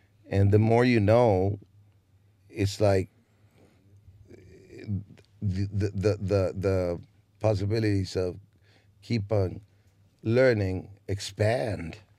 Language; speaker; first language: English; non-native, fluent; Spanish